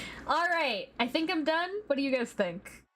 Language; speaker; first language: English; native; English